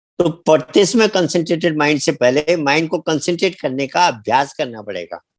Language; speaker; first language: Hindi; native; Hindi